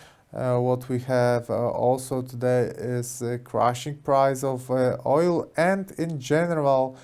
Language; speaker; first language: English; non-native, fluent; Polish